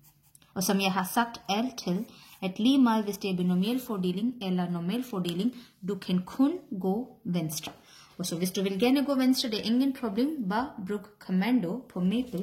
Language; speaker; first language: Danish; non-native, learner; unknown